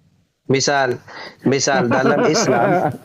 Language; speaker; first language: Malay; non-native, learner; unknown